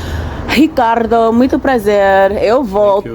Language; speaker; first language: Portuguese; non-native, learner; English